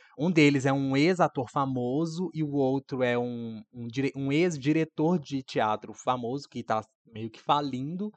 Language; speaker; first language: Portuguese; native; Portuguese